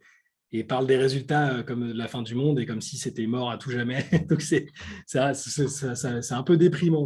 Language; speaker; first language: French; native; French